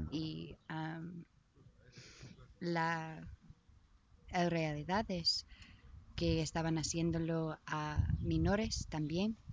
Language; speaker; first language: Spanish; non-native, learner; English